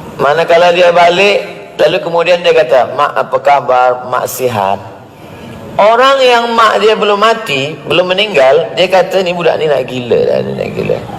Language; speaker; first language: Malay; native; Malay